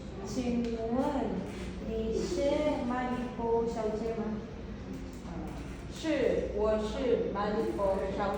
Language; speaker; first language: Chinese; non-native, learner; Filipino